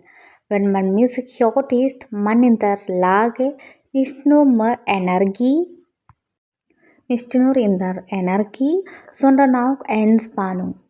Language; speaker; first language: German; non-native, learner; Malayalam